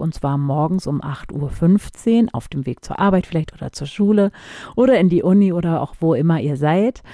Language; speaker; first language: German; native; German